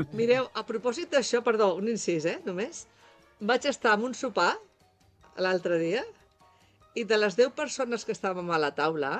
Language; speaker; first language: Catalan; native; Catalan